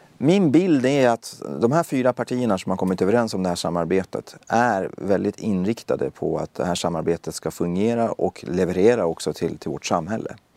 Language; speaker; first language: Swedish; early bilingual, other home language; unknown